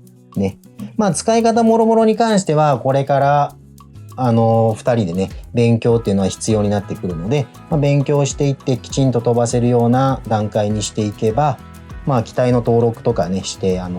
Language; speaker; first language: Japanese; native; Japanese